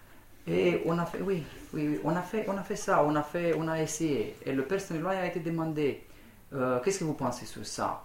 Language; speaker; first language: French; non-native, fluent; Romanian